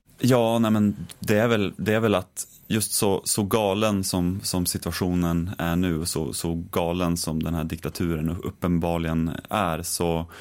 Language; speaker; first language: Swedish; native; Swedish